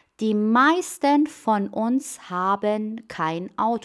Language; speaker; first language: German; non-native, fluent; Persian